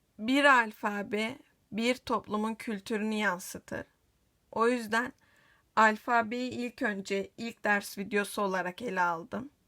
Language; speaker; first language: Turkish; native; Turkish